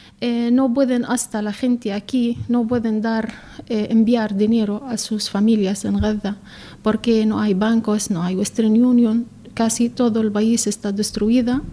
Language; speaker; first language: Spanish; non-native, learner; Arabic